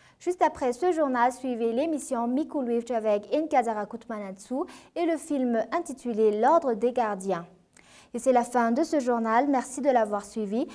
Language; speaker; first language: French; non-native, local second language; Malagasy